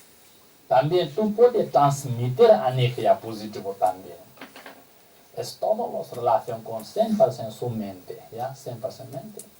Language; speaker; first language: Spanish; non-native, learner; Tibetan